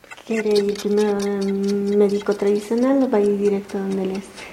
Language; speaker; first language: Spanish; native; Spanish